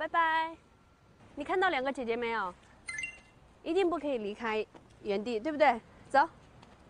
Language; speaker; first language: Chinese; native; Chinese